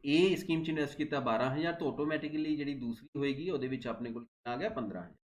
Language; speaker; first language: Hindi; non-native, local second language; Punjabi